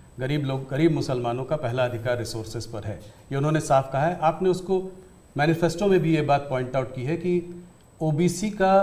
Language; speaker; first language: Hindi; native; Hindi